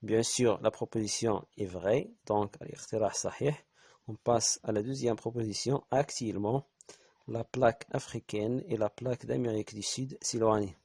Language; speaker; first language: French; non-native, local second language; Arabic